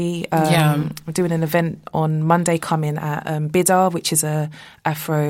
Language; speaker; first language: English; native; English